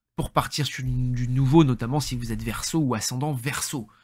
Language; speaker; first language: French; native; French